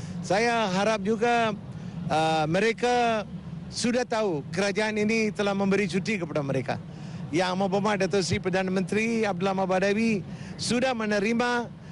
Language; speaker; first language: Malay; non-native, local second language; Tamil